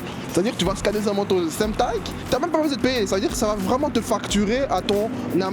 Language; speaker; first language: French; native; French